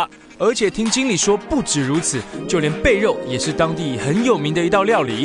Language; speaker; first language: Chinese; native; Chinese